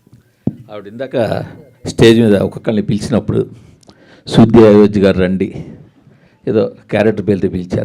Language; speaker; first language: Telugu; native; Telugu